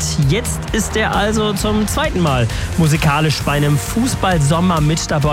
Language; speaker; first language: German; native; German